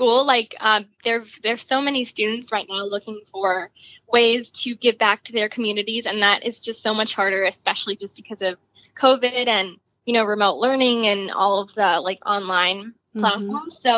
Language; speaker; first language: English; native; English